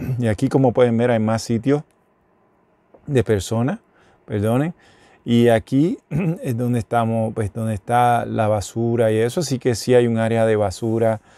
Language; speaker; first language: Spanish; native; Spanish